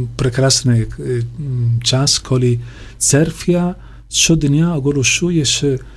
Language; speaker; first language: Ukrainian; non-native, learner; Italian